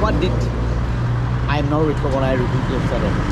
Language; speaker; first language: English; non-native, learner; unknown